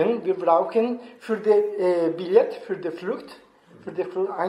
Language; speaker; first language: German; non-native, learner; Spanish